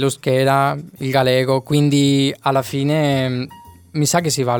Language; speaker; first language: Italian; non-native, fluent; Spanish